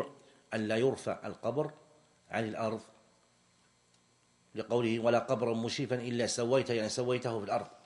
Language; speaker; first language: Arabic; native; Arabic